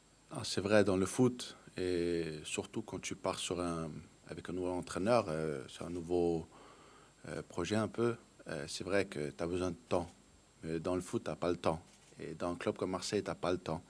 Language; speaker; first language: French; non-native, fluent; Danish